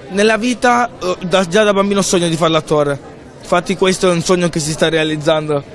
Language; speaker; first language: Italian; early bilingual, other home language; Wolof